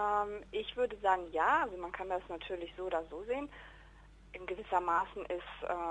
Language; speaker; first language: German; native; German